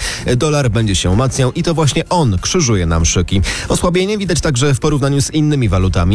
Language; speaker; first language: Polish; native; Polish